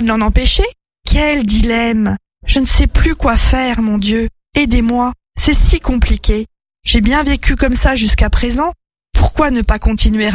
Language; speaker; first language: French; native; French